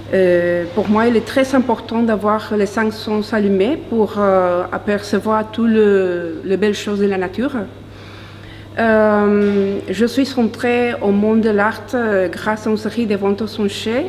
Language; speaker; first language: French; non-native, fluent; Spanish